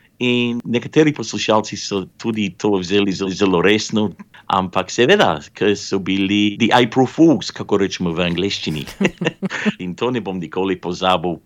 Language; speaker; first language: Slovenian; early bilingual, heritage; Slovenian